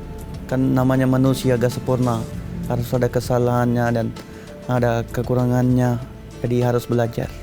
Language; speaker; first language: Indonesian; non-native, learner; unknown